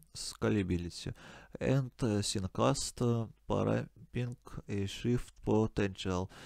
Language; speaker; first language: English; non-native, learner; Russian